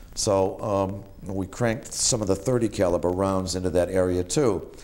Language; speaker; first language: English; native; English